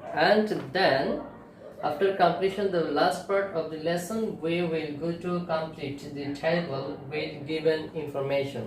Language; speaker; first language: English; non-native, local second language; Bangla